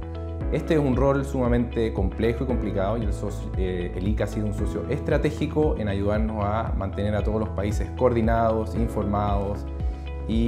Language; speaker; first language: Spanish; native; Spanish